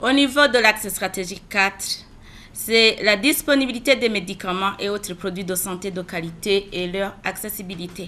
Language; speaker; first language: French; non-native, local second language; Rundi